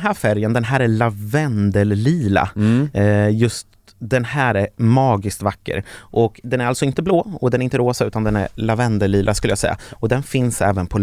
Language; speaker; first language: Swedish; native; Swedish